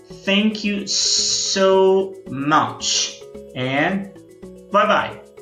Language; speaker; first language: English; non-native, fluent; Portuguese